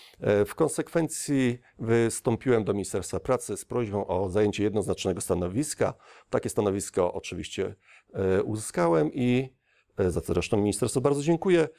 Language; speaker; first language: Polish; native; Polish